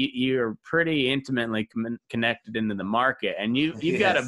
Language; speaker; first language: English; native; English